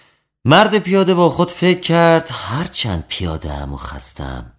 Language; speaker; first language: Persian; native; Persian